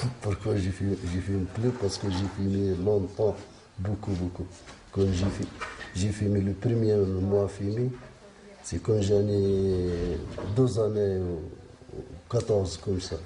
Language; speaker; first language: French; non-native, learner; Arabic